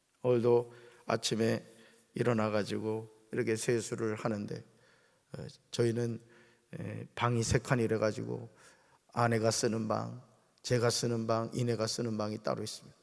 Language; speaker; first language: Korean; native; Korean